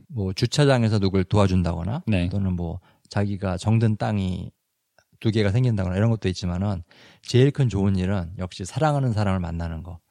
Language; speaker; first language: Korean; native; Korean